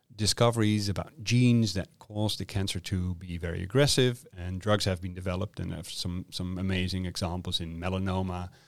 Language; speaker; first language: English; non-native, fluent; Dutch